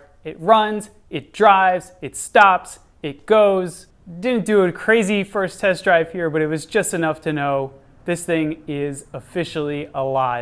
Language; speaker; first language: English; native; English